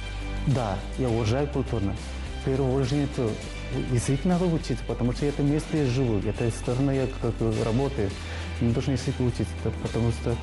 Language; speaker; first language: Russian; non-native, learner; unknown